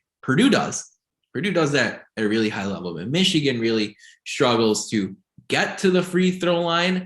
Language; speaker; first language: English; native; English